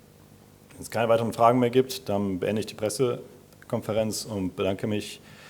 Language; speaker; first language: German; native; German